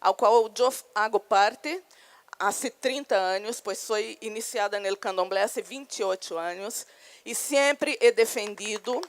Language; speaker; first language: Portuguese; non-native, fluent; Spanish